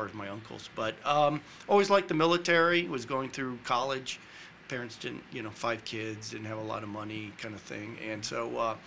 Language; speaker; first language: English; native; English